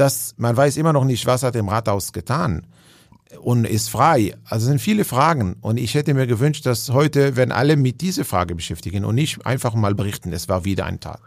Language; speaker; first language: German; non-native, fluent; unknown